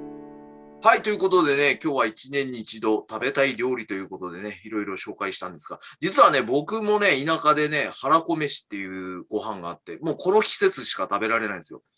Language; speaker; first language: Japanese; native; Japanese